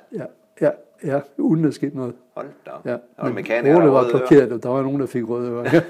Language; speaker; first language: Danish; non-native, fluent; German